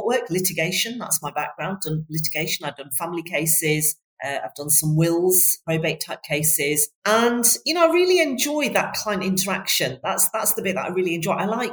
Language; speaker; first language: English; native; English